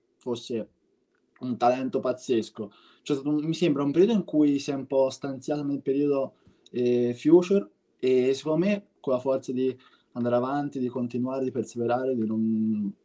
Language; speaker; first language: Italian; native; Italian